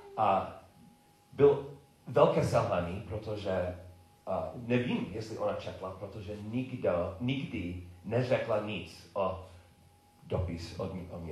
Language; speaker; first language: Czech; non-native, learner; English